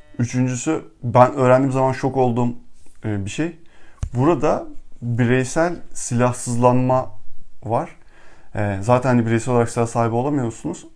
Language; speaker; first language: Turkish; native; Turkish